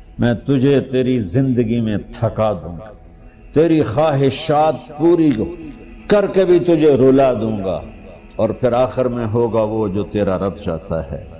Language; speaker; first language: Urdu; non-native, local second language; Punjabi